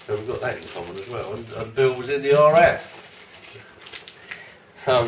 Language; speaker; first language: English; native; English